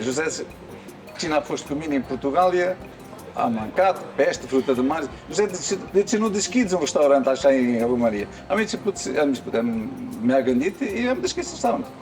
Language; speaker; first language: Romanian; non-native, learner; Portuguese